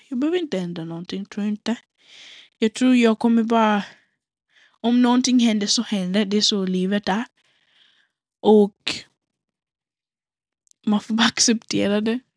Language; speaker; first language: Swedish; non-native, local second language; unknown